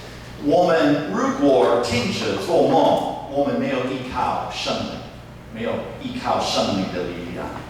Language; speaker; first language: Chinese; non-native, fluent; English